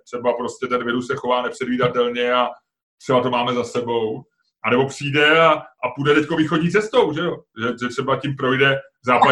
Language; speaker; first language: Czech; native; Czech